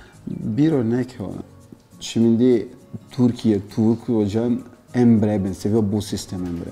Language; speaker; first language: Turkish; non-native, learner; Portuguese